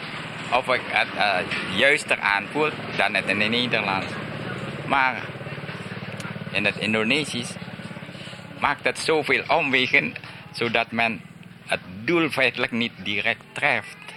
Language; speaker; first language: Dutch; early bilingual, heritage; Dutch